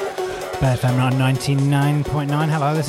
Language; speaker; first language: English; native; English